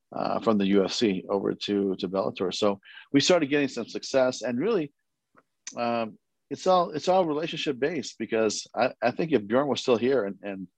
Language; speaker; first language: English; early bilingual, other home language; Korean